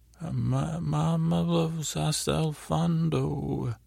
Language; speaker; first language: Spanish; non-native, learner; English